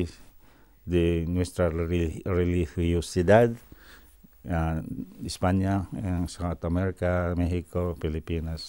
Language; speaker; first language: Spanish; non-native, fluent; Cebuano